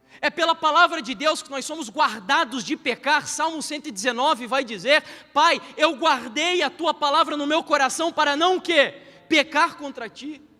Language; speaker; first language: Portuguese; native; Portuguese